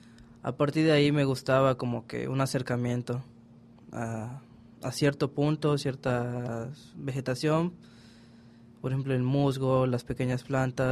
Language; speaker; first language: Spanish; native; Spanish